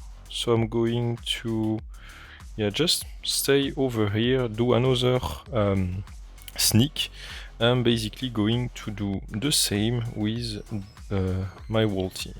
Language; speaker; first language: English; non-native, fluent; French